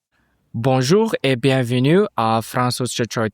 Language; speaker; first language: French; non-native, fluent; Uzbek